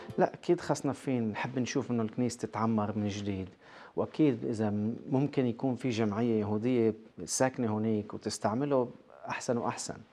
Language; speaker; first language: Arabic; native; Arabic